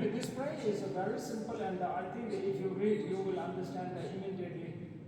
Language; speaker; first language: English; non-native, fluent; Tibetan